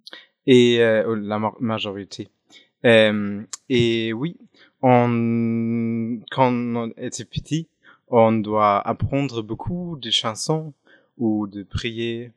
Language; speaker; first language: French; non-native, fluent; German